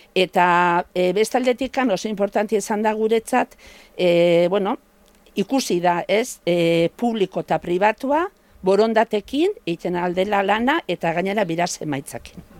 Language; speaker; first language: Basque; native; Basque